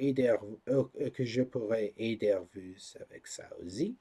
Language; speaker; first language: French; non-native, learner; English